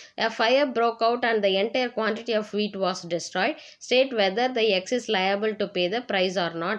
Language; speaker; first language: English; non-native, local second language; Tamil